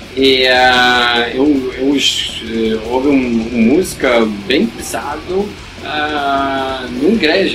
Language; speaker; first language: Portuguese; non-native, learner; Norwegian